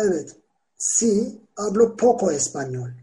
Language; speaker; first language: Spanish; non-native, fluent; Turkish